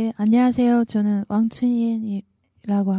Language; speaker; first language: Korean; non-native, learner; Chinese